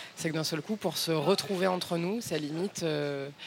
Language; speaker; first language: French; native; French